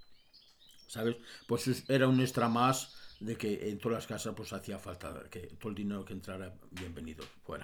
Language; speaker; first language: Spanish; native; Spanish